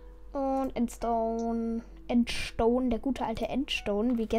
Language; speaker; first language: German; native; German